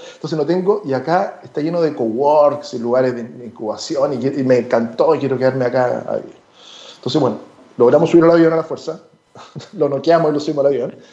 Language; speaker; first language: Spanish; native; Spanish